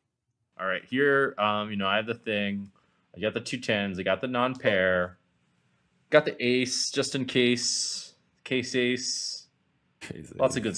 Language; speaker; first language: English; native; English